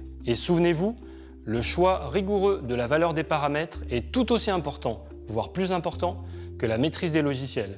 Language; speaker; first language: French; native; French